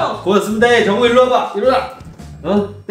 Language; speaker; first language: Korean; native; Korean